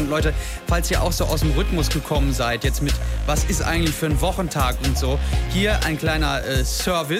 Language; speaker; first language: German; native; German